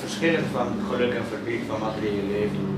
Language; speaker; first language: Dutch; native; Dutch